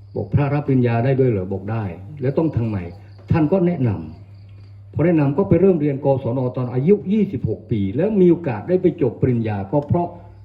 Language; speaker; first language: Thai; non-native, local second language; Northern Khmer